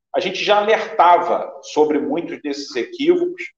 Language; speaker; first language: Portuguese; native; Portuguese